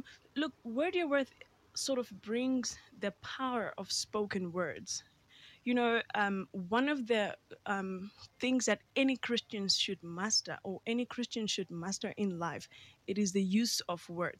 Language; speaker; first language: English; non-native, local second language; Xhosa